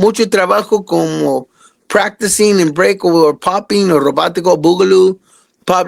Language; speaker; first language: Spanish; non-native, learner; English